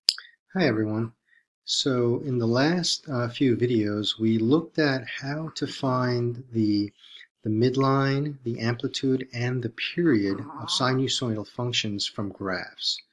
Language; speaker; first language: English; native; English